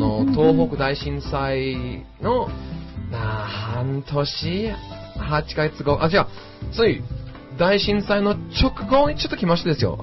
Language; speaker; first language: Japanese; non-native, fluent; English